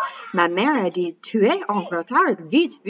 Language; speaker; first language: French; non-native, fluent; English